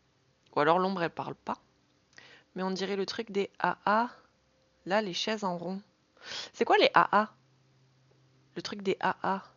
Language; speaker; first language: French; native; French